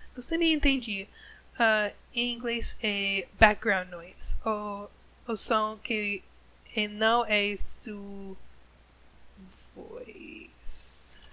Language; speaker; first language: Portuguese; non-native, learner; English